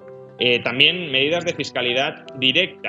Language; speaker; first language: Spanish; native; Spanish